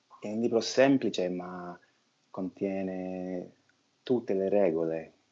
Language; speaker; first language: Italian; non-native, fluent; English